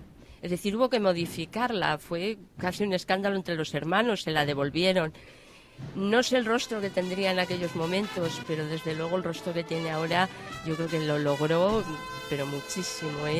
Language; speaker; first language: Spanish; native; Spanish